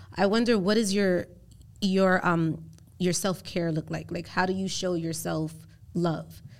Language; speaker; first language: English; early bilingual, other home language; Spanish